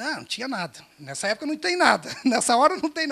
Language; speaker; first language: Portuguese; native; Portuguese